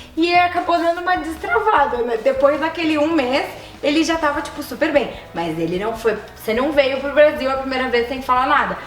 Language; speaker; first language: Portuguese; native; Portuguese